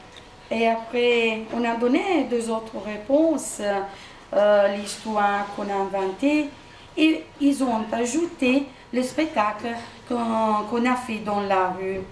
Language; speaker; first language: French; non-native, fluent; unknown